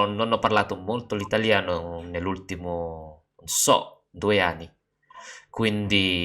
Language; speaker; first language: Italian; non-native, learner; Indonesian